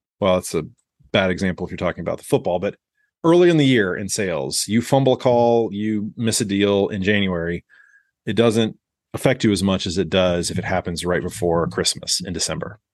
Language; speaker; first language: English; native; English